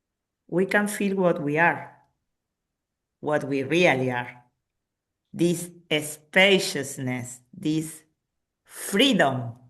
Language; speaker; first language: English; non-native, fluent; Spanish